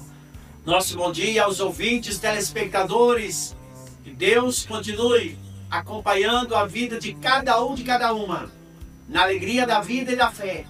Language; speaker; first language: Portuguese; native; Portuguese